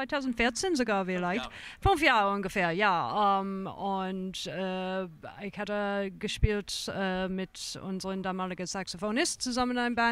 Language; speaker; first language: German; non-native, fluent; English